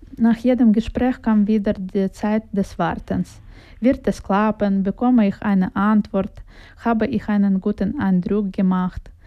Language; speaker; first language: German; non-native, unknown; Russian